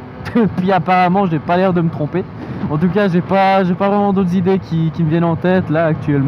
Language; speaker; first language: French; native; French